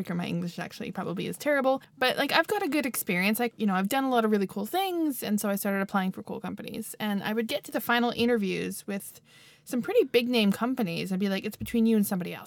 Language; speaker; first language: English; native; English